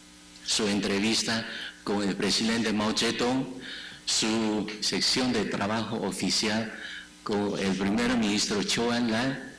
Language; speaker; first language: Spanish; non-native, fluent; Chinese